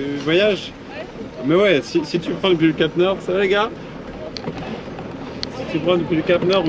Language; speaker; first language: French; native; French